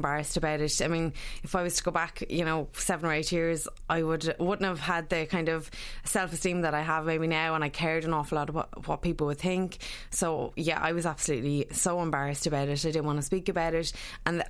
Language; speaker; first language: English; native; English